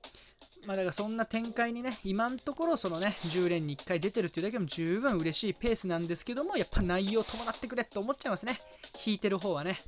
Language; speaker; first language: Japanese; native; Japanese